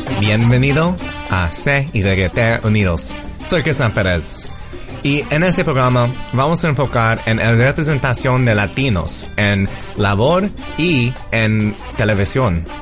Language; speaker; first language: Spanish; early bilingual, heritage; English